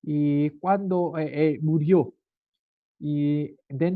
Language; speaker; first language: Spanish; non-native, learner; Korean